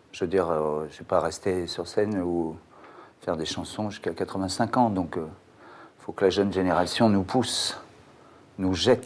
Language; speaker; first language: French; native; French